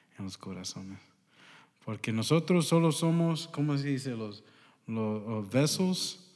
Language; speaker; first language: Spanish; early bilingual, heritage; Spanish